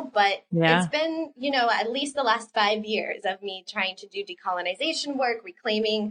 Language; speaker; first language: English; early bilingual, other home language; Spanish